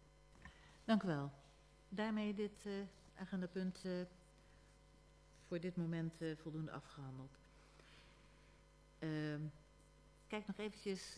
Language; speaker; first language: Dutch; native; Dutch